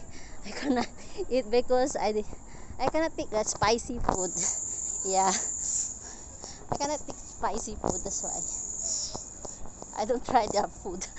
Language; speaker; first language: English; non-native, learner; Filipino